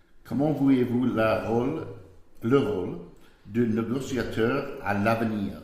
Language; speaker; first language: French; non-native, learner; English